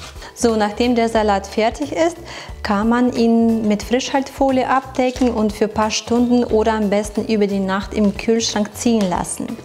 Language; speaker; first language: German; non-native, fluent; Russian